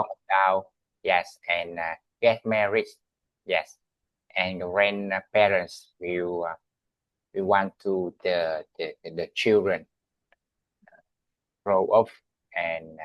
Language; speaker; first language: English; non-native, learner; Vietnamese